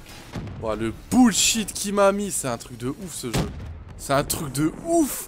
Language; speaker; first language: French; native; French